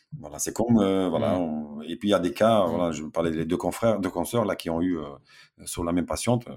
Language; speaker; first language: French; non-native, fluent; Romanian